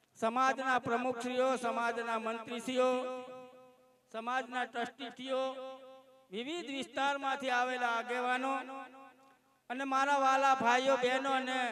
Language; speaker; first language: Gujarati; native; Gujarati